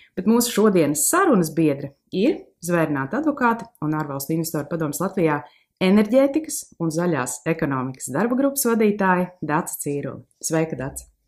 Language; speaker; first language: Latvian; native; Latvian